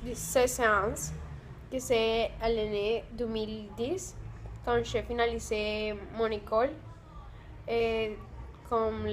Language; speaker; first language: French; non-native, learner; Spanish